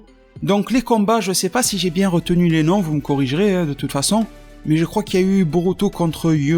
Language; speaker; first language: French; native; French